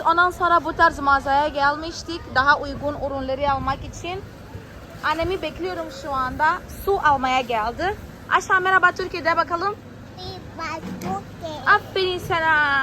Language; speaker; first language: Turkish; non-native, fluent; Portuguese